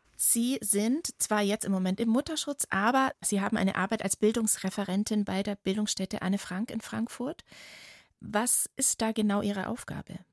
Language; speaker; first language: German; native; German